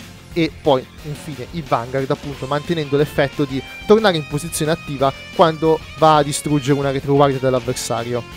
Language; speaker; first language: Italian; native; Italian